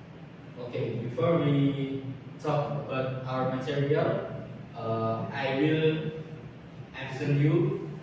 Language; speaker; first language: English; non-native, learner; Indonesian